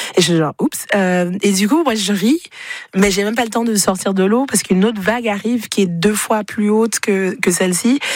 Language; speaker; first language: French; early bilingual, other home language; Haitian Creole